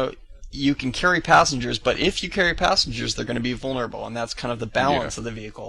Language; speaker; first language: English; native; English